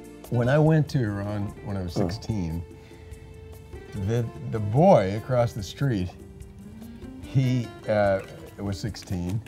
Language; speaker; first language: English; native; English